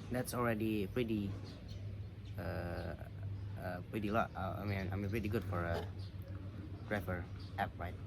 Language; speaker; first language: English; non-native, fluent; Indonesian